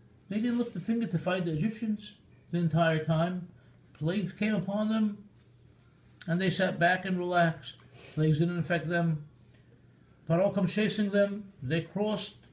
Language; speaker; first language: English; native; English